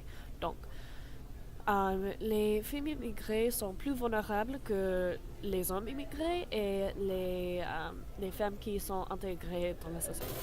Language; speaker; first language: French; non-native, learner; English